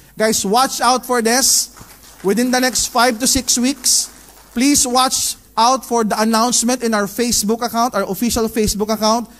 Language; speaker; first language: English; non-native, local second language; Filipino